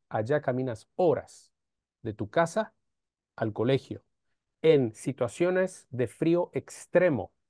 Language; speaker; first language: Spanish; non-native, fluent; Romanian